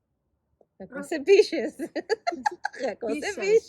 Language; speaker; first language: Slovenian; non-native, learner; Spanish